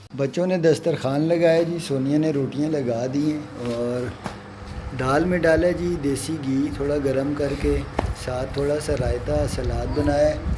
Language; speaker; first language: Urdu; non-native, local second language; Punjabi